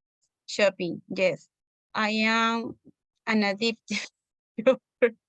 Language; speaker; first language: English; non-native, learner; Spanish